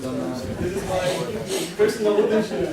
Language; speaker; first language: Dutch; non-native, learner; Portuguese